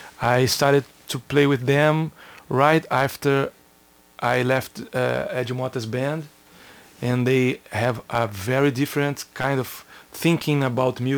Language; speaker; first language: English; non-native, learner; Portuguese